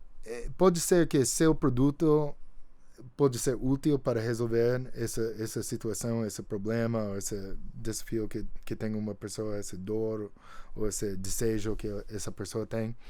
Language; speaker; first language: Portuguese; non-native, fluent; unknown